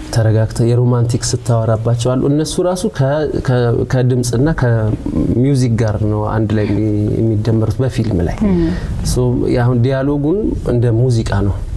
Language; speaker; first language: Amharic; native; Amharic